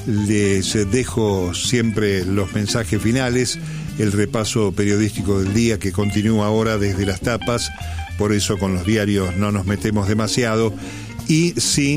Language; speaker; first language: Spanish; native; Spanish